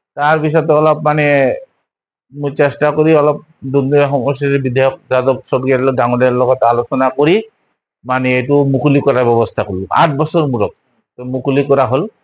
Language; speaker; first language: Assamese; non-native, local second language; Bangla